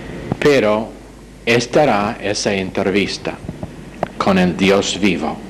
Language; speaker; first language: Spanish; non-native, fluent; English